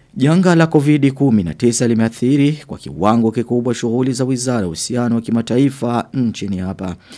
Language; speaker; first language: Swahili; non-native, local second language; Rundi